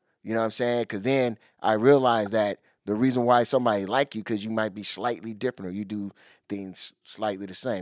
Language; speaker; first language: English; native; English